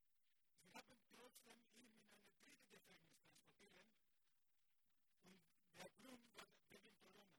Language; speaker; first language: German; non-native, learner; Greek